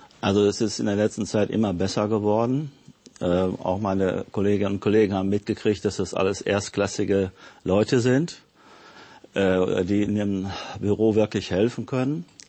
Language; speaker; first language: German; native; German